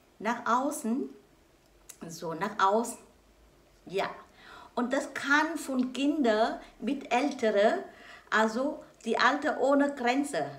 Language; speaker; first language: German; non-native, learner; Vietnamese